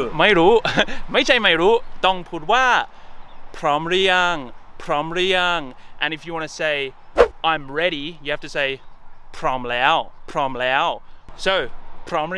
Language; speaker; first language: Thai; non-native, fluent; English